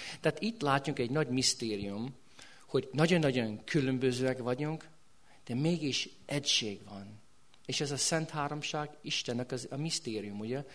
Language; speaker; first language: Hungarian; non-native, fluent; English